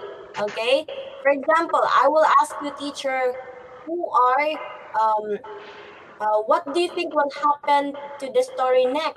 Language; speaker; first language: English; non-native, fluent; Vietnamese